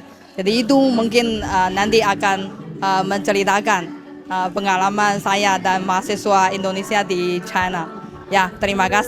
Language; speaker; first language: Indonesian; non-native, fluent; Chinese